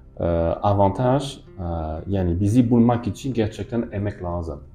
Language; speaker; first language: Turkish; non-native, fluent; French